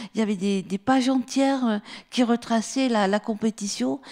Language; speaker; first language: French; native; French